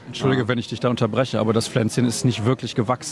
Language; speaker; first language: German; native; German